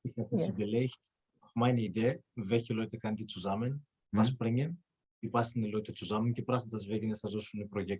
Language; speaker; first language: German; non-native, fluent; Greek